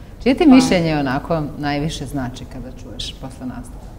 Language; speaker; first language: Serbian; native; Serbian